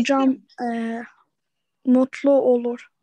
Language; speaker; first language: Turkish; non-native, learner; Arabic